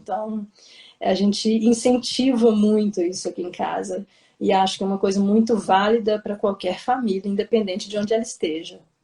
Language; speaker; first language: Portuguese; native; Portuguese